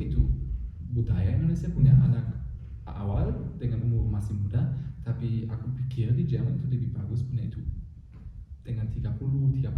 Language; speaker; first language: Indonesian; non-native, fluent; German